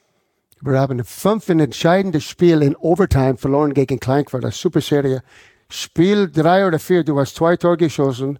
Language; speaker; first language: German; non-native, fluent; English